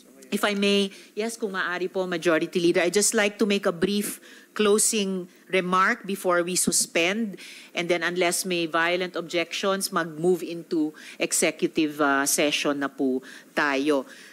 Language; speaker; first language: English; non-native, local second language; Filipino